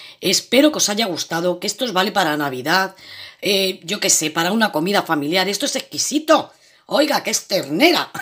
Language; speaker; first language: Spanish; native; Spanish